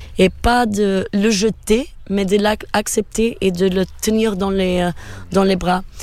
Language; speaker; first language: French; non-native, fluent; Portuguese